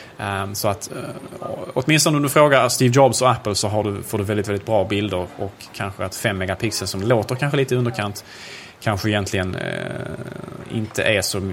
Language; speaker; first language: Swedish; native; Swedish